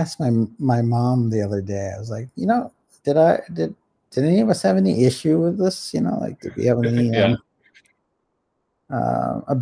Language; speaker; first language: English; native; English